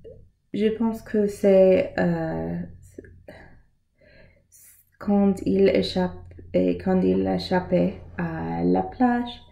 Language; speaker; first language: French; non-native, learner; English